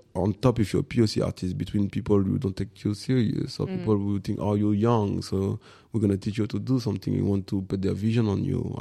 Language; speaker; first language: English; non-native, fluent; French